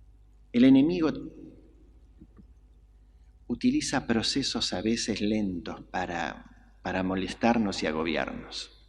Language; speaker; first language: Spanish; native; Spanish